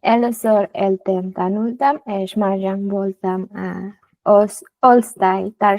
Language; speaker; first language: Hungarian; non-native, learner; Spanish